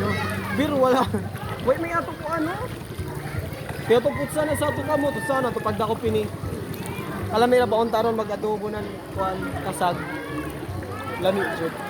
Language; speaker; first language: Filipino; non-native, local second language; Cebuano